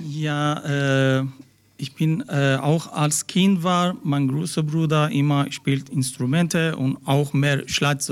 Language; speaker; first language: German; non-native, learner; Persian